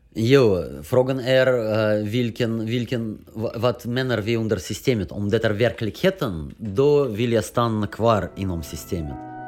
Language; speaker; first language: Swedish; non-native, fluent; Russian